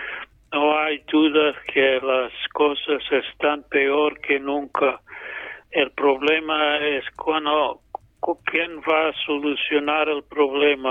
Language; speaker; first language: Spanish; non-native, fluent; English